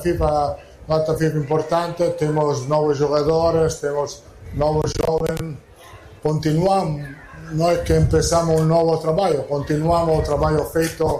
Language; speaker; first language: Portuguese; non-native, fluent; Italian